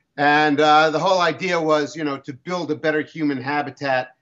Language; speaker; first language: English; native; English